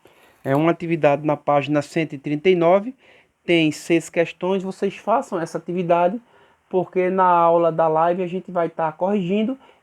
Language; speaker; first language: Portuguese; native; Portuguese